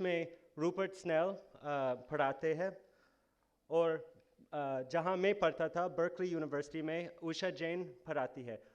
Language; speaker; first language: Hindi; non-native, fluent; English